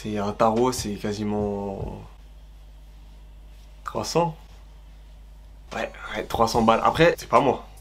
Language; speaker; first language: French; native; French